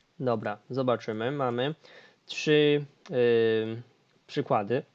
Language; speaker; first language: Polish; non-native, fluent; Chinese